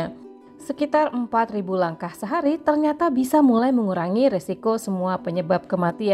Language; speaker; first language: Indonesian; native; Indonesian